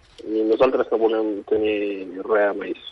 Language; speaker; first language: Catalan; non-native, fluent; Ukrainian